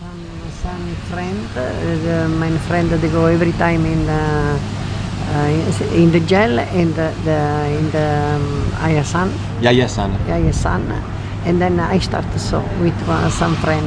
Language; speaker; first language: English; non-native, learner; Italian